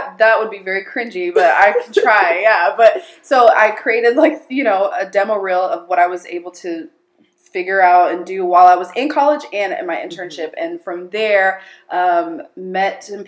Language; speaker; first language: English; early bilingual, other home language; Amharic